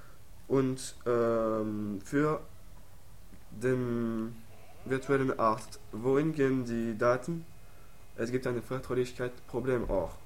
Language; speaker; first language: German; non-native, learner; French